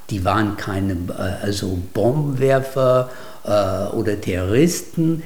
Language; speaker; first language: German; non-native, fluent; English